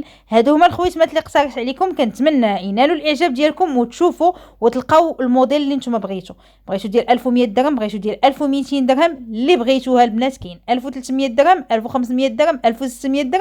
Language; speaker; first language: Arabic; native; Arabic